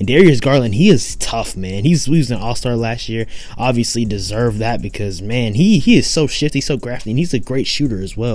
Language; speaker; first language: English; native; English